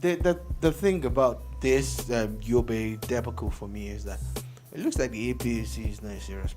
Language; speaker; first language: English; non-native, local second language; Yoruba